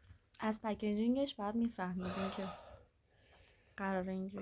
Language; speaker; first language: Persian; native; Persian